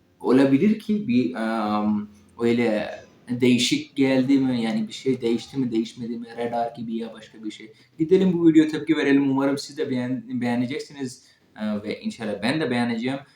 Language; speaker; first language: Turkish; non-native, learner; Urdu